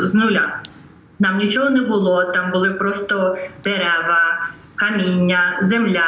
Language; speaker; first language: Ukrainian; early bilingual, heritage; English